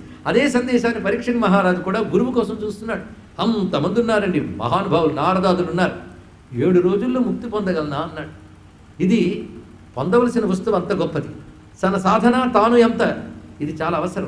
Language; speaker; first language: Telugu; native; Telugu